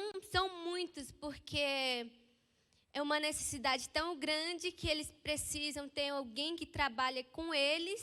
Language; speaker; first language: Portuguese; non-native, local second language; Ticuna